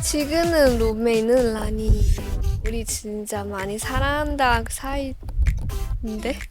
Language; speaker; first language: Korean; non-native, learner; Chinese